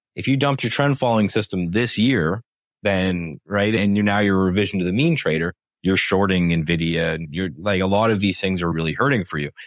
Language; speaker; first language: English; native; English